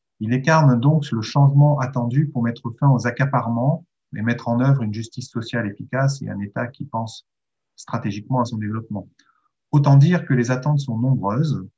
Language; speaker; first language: French; native; French